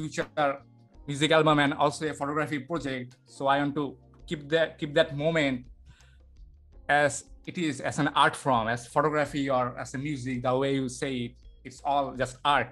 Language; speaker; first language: English; non-native, local second language; Bangla